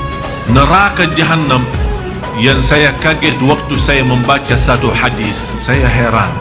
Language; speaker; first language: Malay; non-native, fluent; Arabic